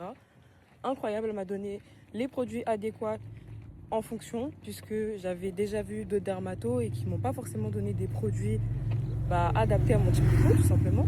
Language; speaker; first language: French; native; French